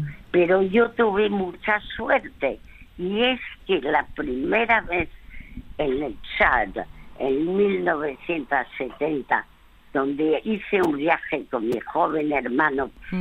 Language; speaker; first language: Spanish; early bilingual, other home language; French